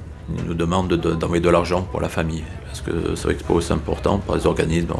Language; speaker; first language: French; native; French